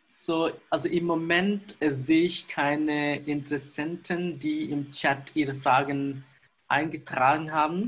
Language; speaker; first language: German; non-native, fluent; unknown